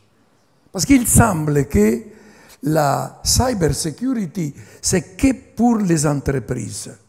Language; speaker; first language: French; non-native, fluent; Italian